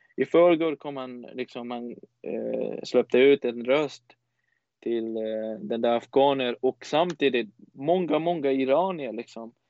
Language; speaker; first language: Swedish; non-native, fluent; Persian